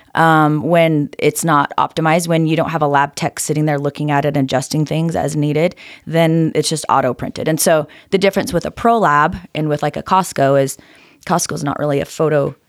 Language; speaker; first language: English; native; English